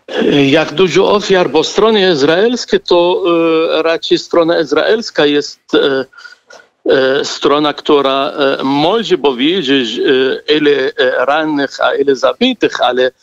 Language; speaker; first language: Polish; non-native, fluent; Arabic